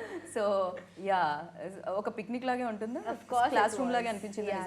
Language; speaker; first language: Telugu; native; Telugu